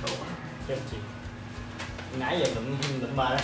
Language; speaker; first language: Vietnamese; early bilingual, other home language; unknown